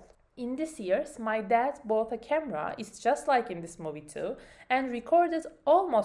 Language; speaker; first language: English; non-native, learner; Turkish